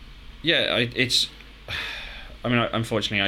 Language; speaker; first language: English; native; English